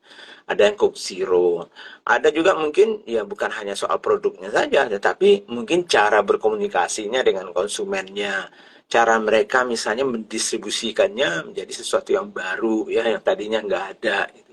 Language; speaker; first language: Indonesian; native; Indonesian